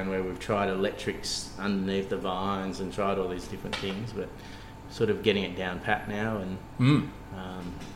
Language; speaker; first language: English; native; English